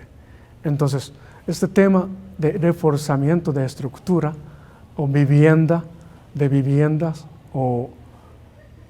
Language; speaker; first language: Spanish; non-native, learner; Japanese